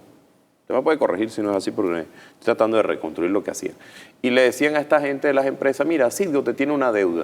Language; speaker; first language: Spanish; native; Spanish